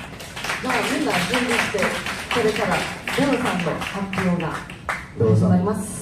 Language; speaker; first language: Japanese; non-native, fluent; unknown